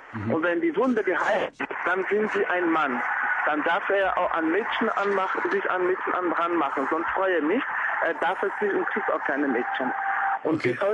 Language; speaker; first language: German; non-native, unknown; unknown